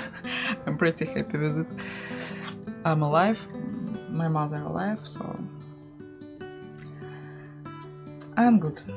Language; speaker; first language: English; non-native, learner; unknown